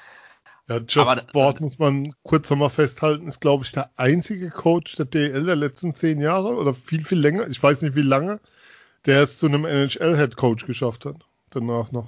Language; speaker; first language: German; native; German